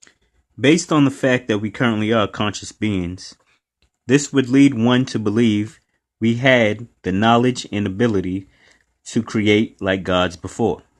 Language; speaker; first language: English; native; English